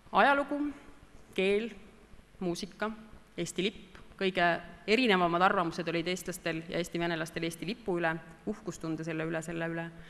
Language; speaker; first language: Estonian; native; Estonian